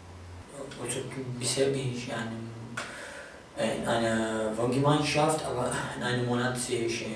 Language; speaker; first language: German; non-native, learner; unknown